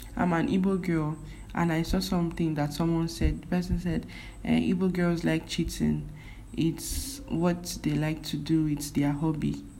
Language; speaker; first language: English; non-native, local second language; Igbo